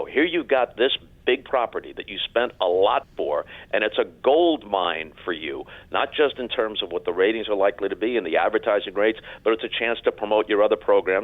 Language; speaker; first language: English; native; English